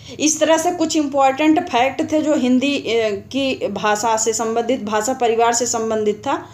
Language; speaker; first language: Hindi; native; Hindi